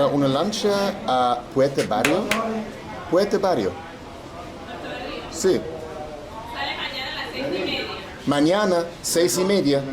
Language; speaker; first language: Spanish; non-native, learner; English